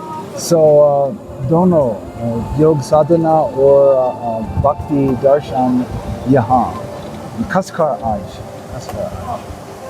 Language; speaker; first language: Hindi; non-native, learner; English